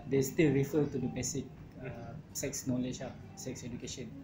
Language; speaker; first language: English; non-native, local second language; Malay